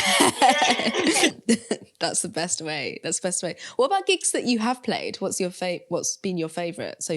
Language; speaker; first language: English; native; English